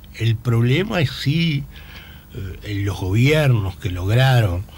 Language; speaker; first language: Spanish; native; Spanish